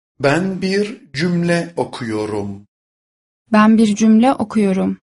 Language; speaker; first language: Turkish; non-native, fluent; Persian